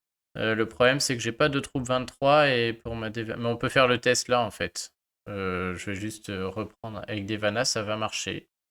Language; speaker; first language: French; native; French